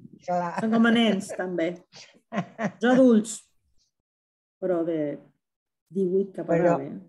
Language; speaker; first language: Catalan; non-native, fluent; Spanish